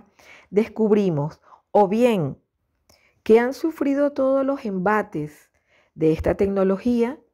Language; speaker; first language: Spanish; native; Spanish